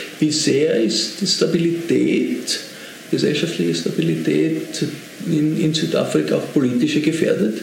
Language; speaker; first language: German; native; German